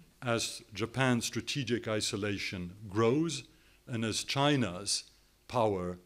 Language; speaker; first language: English; non-native, fluent; French